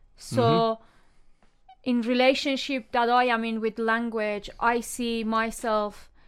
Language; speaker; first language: English; non-native, fluent; Persian